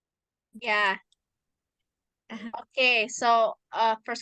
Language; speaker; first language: English; non-native, learner; Indonesian